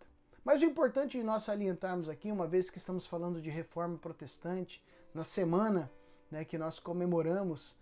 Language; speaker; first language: Portuguese; native; Portuguese